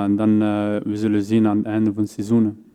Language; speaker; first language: Dutch; non-native, local second language; French